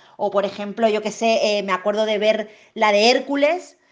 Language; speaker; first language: Spanish; native; Spanish